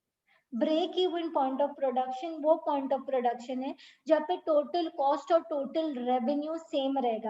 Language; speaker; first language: Hindi; native; Hindi